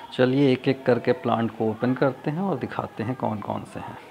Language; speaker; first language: Hindi; native; Hindi